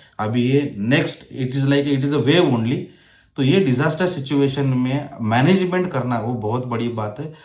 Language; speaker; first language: Hindi; non-native, local second language; Marathi